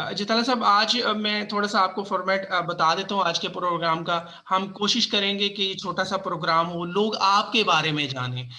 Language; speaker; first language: Urdu; non-native, local second language; Punjabi